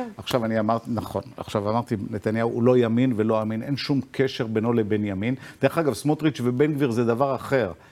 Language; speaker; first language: Hebrew; native; Hebrew